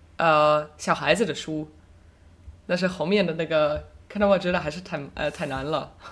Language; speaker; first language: Chinese; non-native, fluent; German